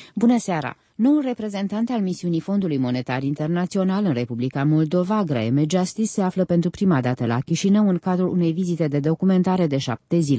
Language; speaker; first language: Romanian; native; Romanian